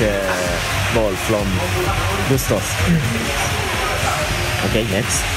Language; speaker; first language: English; non-native, learner; Japanese